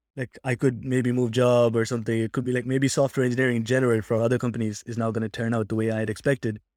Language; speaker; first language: English; native; English